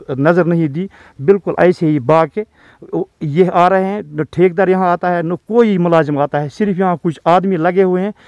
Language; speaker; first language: Hindi; non-native, local second language; Kashmiri